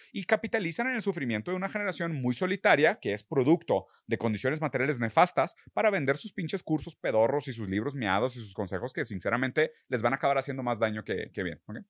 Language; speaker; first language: Spanish; early bilingual, other home language; Portuguese